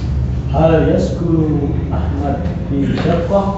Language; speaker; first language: Arabic; non-native, learner; Indonesian